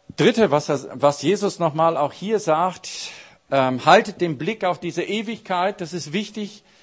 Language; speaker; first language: German; native; German